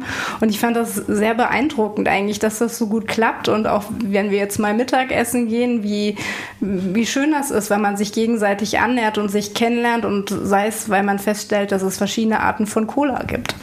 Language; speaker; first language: German; native; German